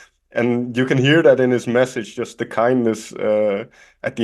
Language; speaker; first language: English; non-native, fluent; Dutch